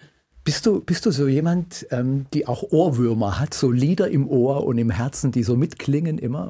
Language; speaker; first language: German; native; German